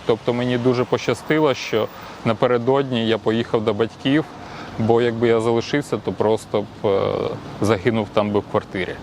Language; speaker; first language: Ukrainian; native; Ukrainian